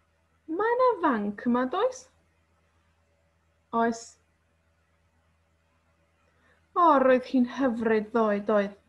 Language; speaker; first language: Welsh; non-native, fluent; Spanish